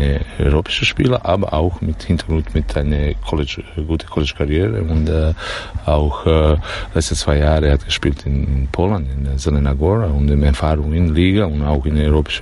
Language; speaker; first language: German; non-native, learner; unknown